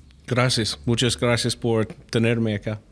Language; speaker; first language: Spanish; non-native, fluent; English